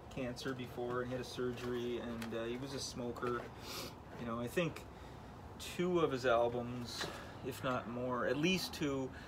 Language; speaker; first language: English; native; English